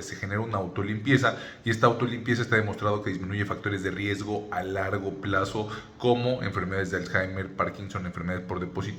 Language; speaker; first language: Spanish; native; Spanish